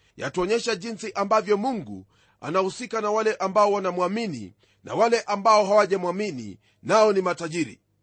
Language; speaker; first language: Swahili; non-native, local second language; Luyia